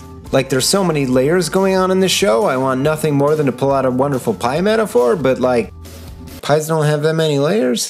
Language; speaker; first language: English; native; English